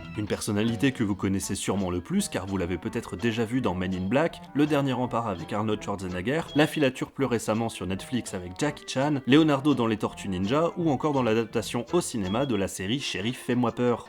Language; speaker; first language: French; native; French